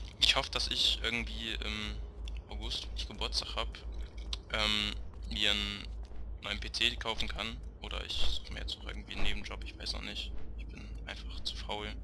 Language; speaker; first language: German; native; German